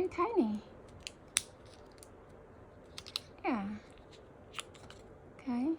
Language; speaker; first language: English; early bilingual, heritage; Khmer